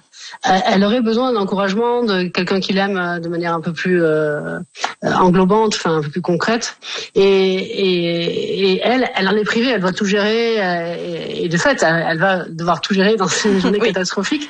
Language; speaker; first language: French; native; French